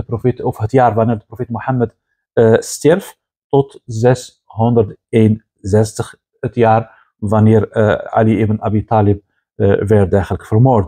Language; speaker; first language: Dutch; non-native, fluent; Arabic